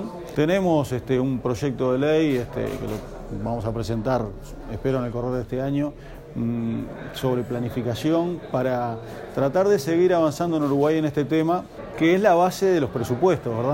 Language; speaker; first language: Spanish; native; Spanish